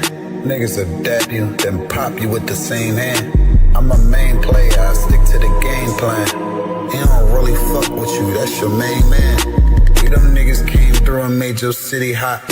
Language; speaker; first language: English; native; English